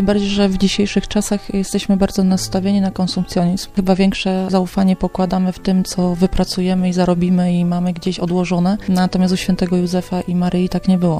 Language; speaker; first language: Polish; native; Polish